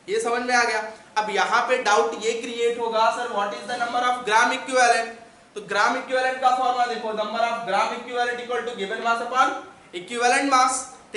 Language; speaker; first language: Hindi; native; Hindi